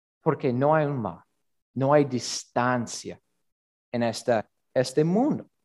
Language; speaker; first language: Spanish; non-native, learner; English